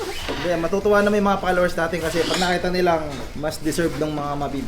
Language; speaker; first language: Filipino; native; Filipino